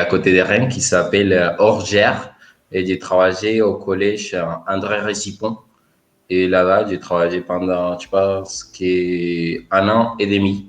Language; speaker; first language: French; non-native, fluent; Spanish